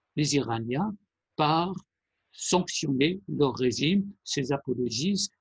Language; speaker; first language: French; non-native, fluent; Persian